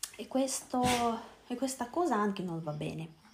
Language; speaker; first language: Italian; non-native, learner; Russian